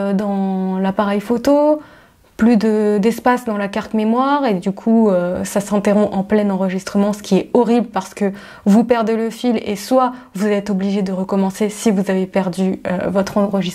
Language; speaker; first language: French; native; French